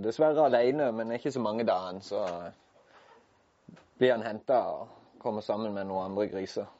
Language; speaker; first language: Norwegian; native; Norwegian